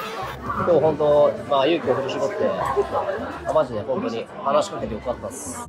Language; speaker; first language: Japanese; native; Japanese